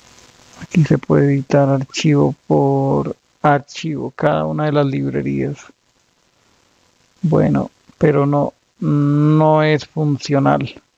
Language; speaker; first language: Spanish; native; Spanish